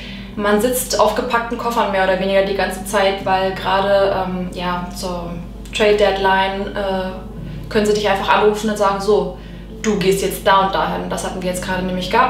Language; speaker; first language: German; native; German